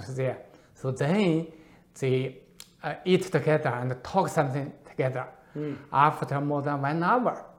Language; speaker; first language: English; non-native, learner; Chinese